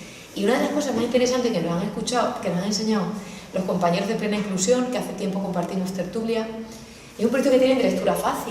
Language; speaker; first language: Spanish; native; Spanish